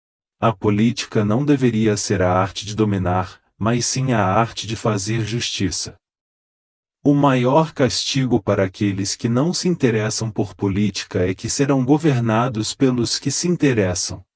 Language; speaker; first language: Portuguese; native; Portuguese